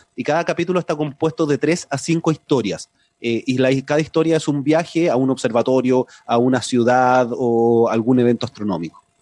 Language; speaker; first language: Spanish; native; Spanish